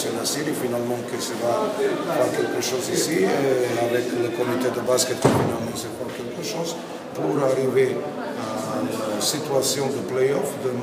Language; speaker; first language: French; non-native, learner; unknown